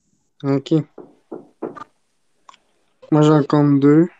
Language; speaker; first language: French; native; French